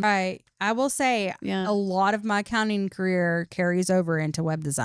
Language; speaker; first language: English; native; English